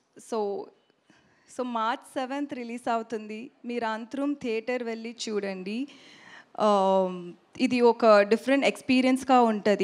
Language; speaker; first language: Telugu; non-native, learner; Tamil